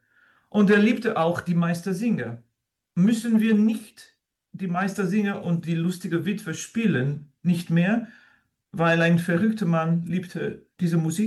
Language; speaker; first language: German; non-native, fluent; French